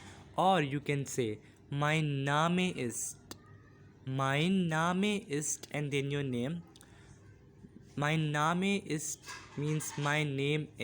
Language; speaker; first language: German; non-native, learner; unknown